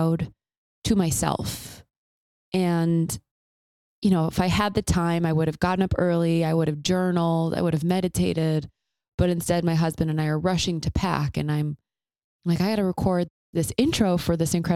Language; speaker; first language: English; native; English